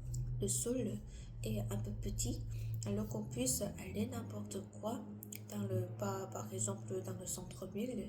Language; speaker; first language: French; non-native, learner; Korean